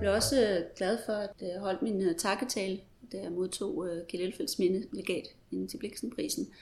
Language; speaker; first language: Danish; native; Danish